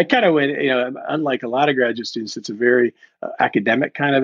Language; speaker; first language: English; native; English